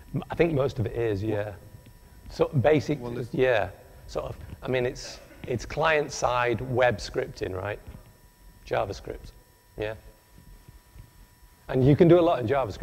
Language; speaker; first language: English; native; English